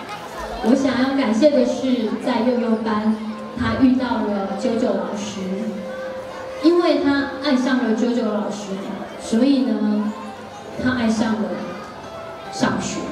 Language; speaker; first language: Chinese; native; Chinese